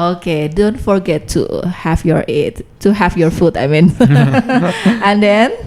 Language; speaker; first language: English; non-native, learner; Indonesian